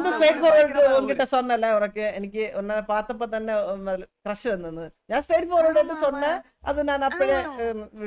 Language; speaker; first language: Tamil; non-native, learner; Malayalam